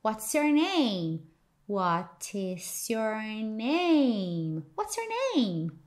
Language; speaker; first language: English; non-native, fluent; Portuguese